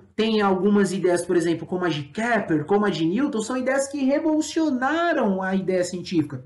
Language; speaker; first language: Portuguese; native; Portuguese